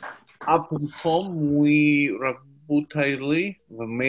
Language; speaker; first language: Russian; non-native, learner; English